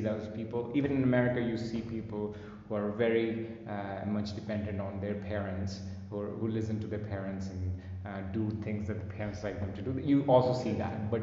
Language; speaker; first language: English; non-native, local second language; Telugu